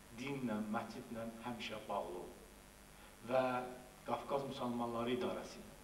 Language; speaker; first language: Azerbaijani; native; Azerbaijani